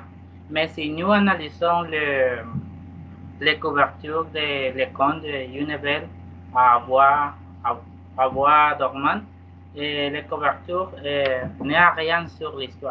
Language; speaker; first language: French; non-native, learner; Spanish